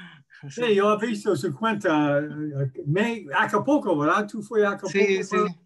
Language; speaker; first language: Spanish; non-native, learner; English